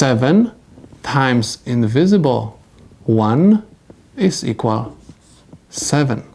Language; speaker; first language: English; non-native, fluent; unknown